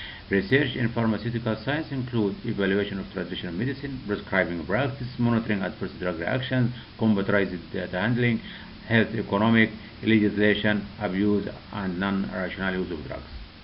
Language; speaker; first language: English; non-native, local second language; Arabic